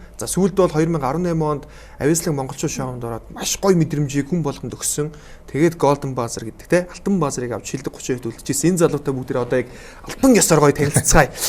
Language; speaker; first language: Mongolian; native; Mongolian